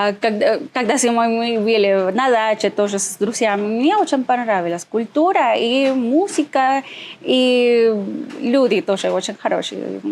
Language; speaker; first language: Russian; non-native, learner; Spanish